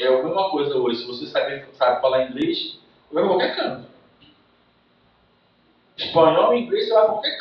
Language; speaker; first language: Portuguese; native; Portuguese